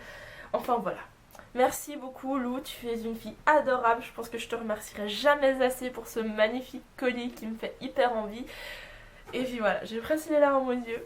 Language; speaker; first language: French; native; French